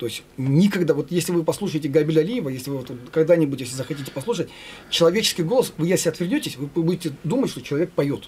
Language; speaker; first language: Russian; non-native, fluent; Azerbaijani